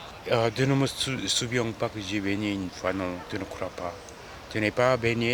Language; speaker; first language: French; non-native, fluent; Korean